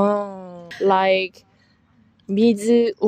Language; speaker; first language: English; non-native, fluent; Korean